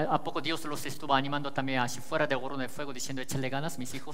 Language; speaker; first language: Spanish; native; Spanish